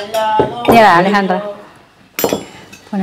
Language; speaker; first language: Spanish; non-native, learner; Indonesian